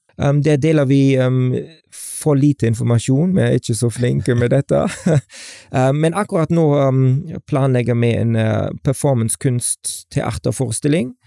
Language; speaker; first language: Norwegian; non-native, fluent; German